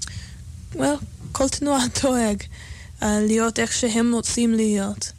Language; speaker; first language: Hebrew; non-native, fluent; English